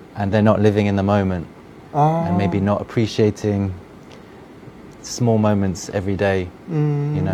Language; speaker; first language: English; non-native, fluent; French